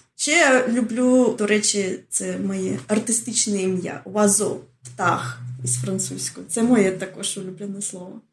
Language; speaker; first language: Ukrainian; early bilingual, other home language; Russian